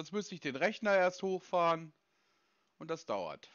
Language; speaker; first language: German; native; German